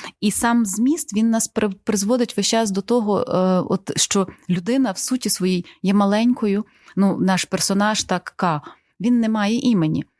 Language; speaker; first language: Ukrainian; native; Ukrainian